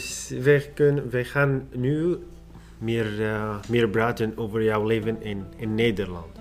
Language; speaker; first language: Dutch; non-native, learner; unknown